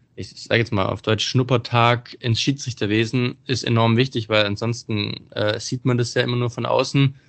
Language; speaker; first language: German; native; German